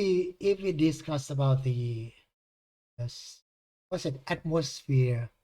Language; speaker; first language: English; non-native, fluent; Thai